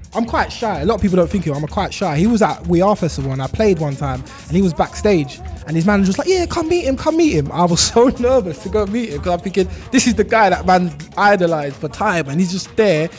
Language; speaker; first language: English; native; English